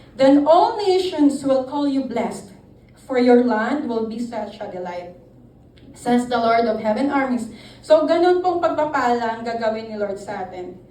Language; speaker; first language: Filipino; non-native, local second language; Hiligaynon